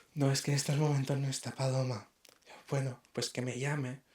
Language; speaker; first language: Spanish; non-native, local second language; Catalan